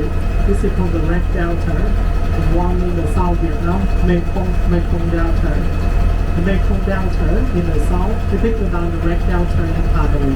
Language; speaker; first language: English; non-native, learner; Vietnamese